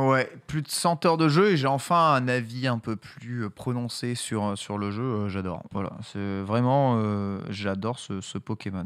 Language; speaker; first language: French; native; French